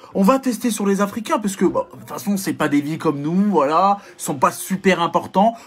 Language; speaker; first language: French; native; French